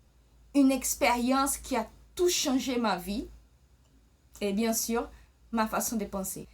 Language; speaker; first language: French; early bilingual, other home language; Portuguese